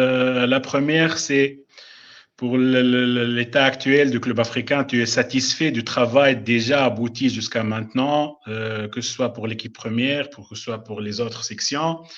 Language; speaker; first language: French; non-native, local second language; Arabic